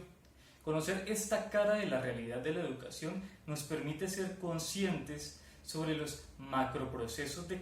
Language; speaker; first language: Spanish; native; Spanish